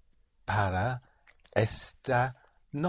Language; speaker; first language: Spanish; non-native, learner; English